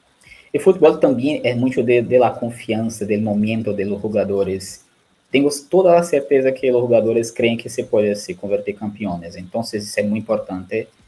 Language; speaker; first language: Spanish; non-native, learner; Portuguese